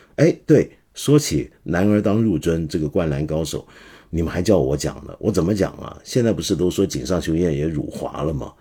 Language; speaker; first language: Chinese; non-native, local second language; Cantonese